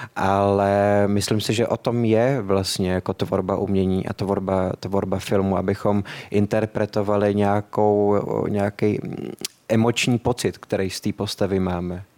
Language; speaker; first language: Czech; native; Czech